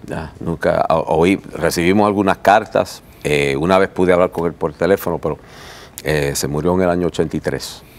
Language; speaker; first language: Spanish; early bilingual, heritage; Spanish